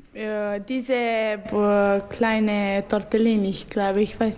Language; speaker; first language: German; non-native, learner; Romanian